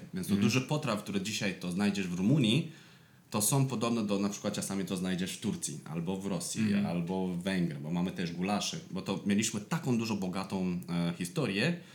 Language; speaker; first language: Polish; non-native, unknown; Romanian